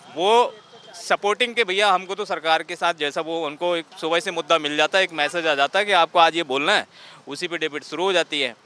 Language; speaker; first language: Hindi; native; Hindi